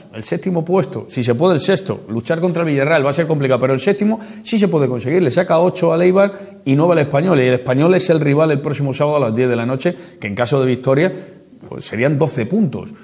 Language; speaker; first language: Spanish; native; Spanish